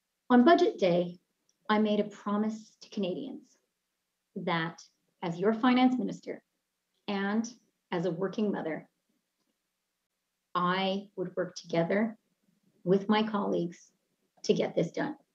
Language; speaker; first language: English; native; English